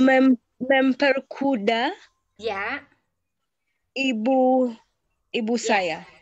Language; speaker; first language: Indonesian; non-native, learner; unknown